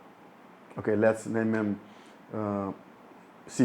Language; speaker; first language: English; non-native, fluent; Dutch